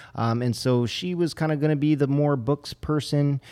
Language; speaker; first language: English; native; English